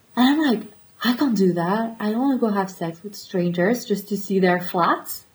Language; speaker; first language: English; non-native, fluent; French